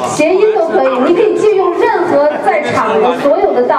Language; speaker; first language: Chinese; native; Chinese